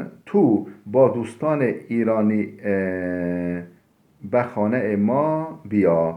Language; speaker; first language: Persian; non-native, fluent; Turkish